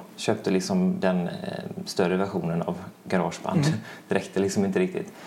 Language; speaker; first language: Swedish; native; Swedish